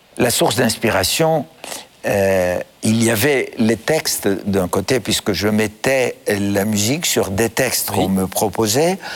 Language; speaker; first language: French; non-native, fluent; Greek